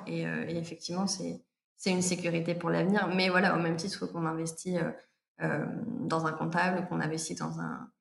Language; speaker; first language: French; native; French